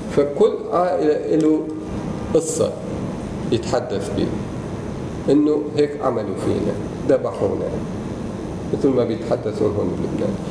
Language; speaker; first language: Arabic; non-native, fluent; Turkish